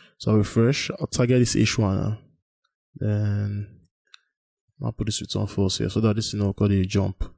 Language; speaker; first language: Nigerian Pidgin; native; Nigerian Pidgin